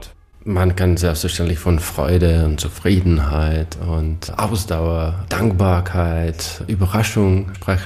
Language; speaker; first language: German; non-native, fluent; Czech